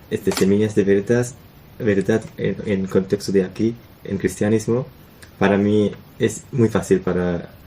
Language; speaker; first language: Spanish; non-native, learner; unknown